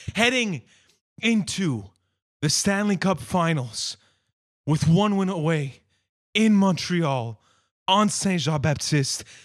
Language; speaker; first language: English; native; English